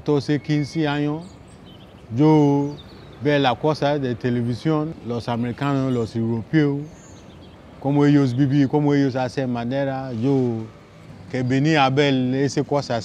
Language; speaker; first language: Spanish; non-native, learner; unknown